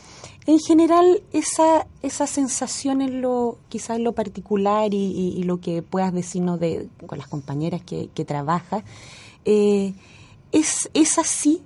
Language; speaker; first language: Spanish; native; Spanish